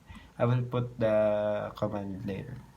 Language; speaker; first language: English; non-native, local second language; Filipino